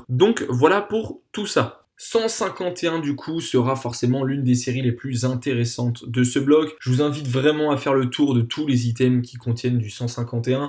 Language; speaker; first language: French; native; French